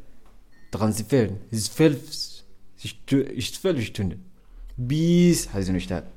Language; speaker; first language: German; non-native, learner; Arabic